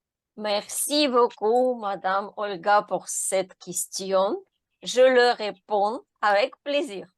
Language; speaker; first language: French; non-native, learner; Ukrainian